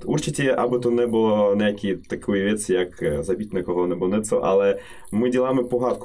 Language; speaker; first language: Czech; non-native, learner; Russian